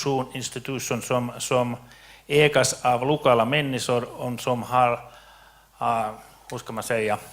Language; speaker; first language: Swedish; non-native, local second language; Finnish